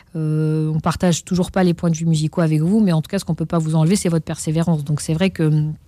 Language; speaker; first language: French; native; French